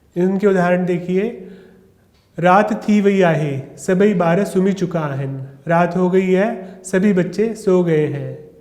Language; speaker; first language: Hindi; non-native, local second language; Sindhi